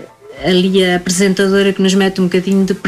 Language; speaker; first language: Portuguese; native; Portuguese